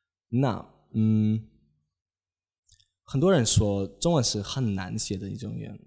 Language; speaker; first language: Chinese; non-native, fluent; Polish